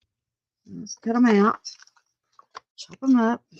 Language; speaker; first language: English; native; English